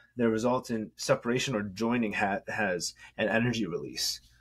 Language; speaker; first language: English; native; English